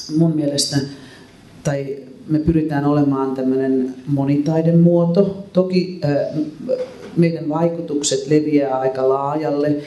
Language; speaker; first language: Finnish; native; Finnish